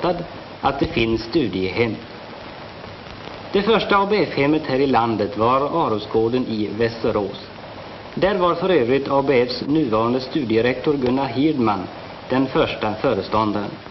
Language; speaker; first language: Swedish; native; Swedish